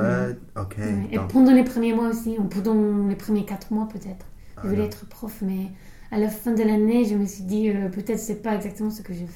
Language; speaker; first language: French; non-native, fluent; English